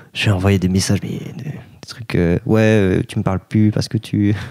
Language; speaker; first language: French; native; French